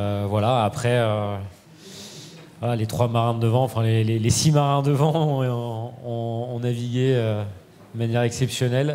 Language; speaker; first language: French; native; French